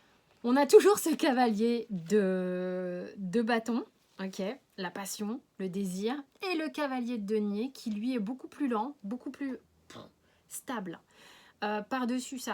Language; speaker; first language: French; native; French